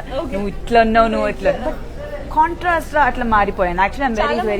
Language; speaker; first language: Telugu; non-native, local second language; Tamil